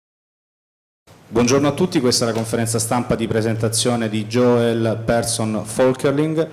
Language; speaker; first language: Italian; native; Italian